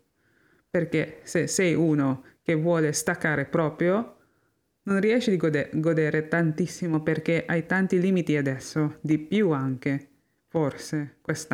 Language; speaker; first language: Italian; non-native, fluent; Filipino